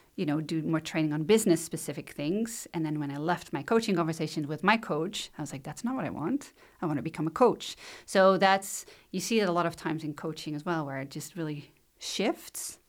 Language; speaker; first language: English; non-native, fluent; Dutch